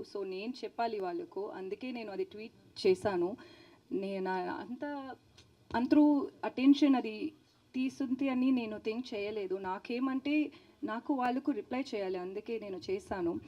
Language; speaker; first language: Telugu; non-native, learner; Tamil